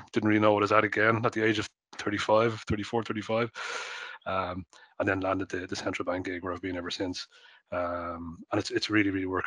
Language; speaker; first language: English; native; English